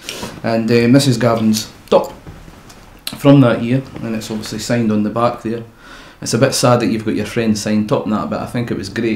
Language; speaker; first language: English; native; English